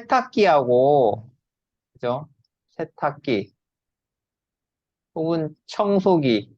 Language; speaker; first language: Korean; native; Korean